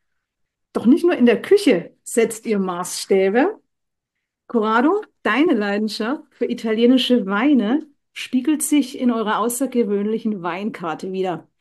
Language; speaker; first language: German; native; German